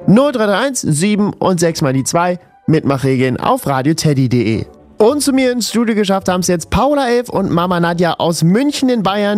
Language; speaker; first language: German; native; German